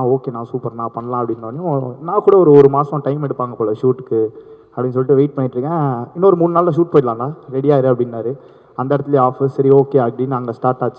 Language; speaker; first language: Tamil; native; Tamil